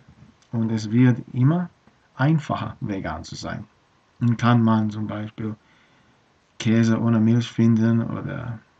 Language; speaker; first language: German; non-native, learner; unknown